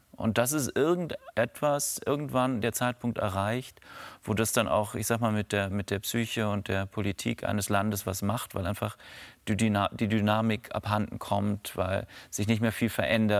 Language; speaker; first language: German; native; German